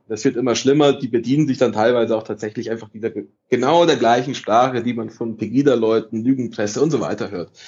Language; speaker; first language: German; early bilingual, other home language; Italian